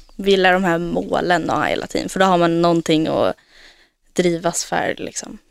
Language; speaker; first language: Swedish; native; Swedish